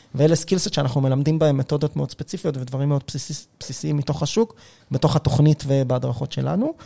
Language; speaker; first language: Hebrew; native; Hebrew